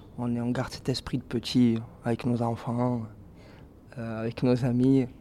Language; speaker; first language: French; native; French